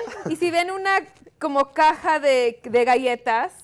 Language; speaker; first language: Spanish; early bilingual, heritage; Spanish